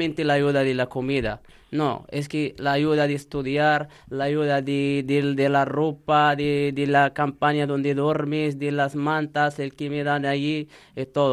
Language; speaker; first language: Spanish; non-native, learner; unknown